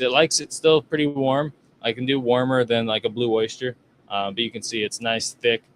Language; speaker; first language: English; native; English